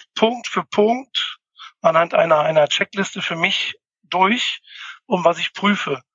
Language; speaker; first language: German; native; German